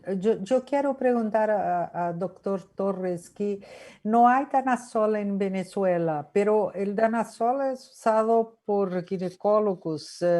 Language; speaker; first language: Spanish; non-native, fluent; Portuguese